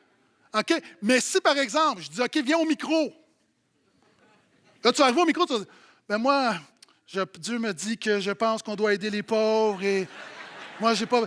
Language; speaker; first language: French; native; French